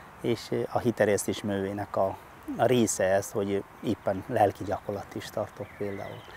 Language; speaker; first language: Hungarian; non-native, fluent; Malayalam